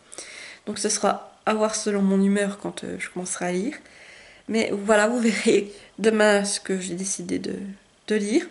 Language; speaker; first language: French; native; French